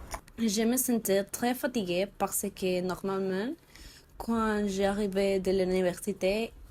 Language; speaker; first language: French; non-native, learner; Spanish